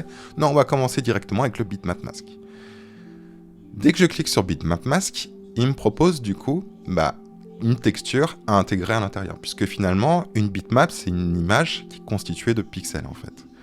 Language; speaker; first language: French; native; French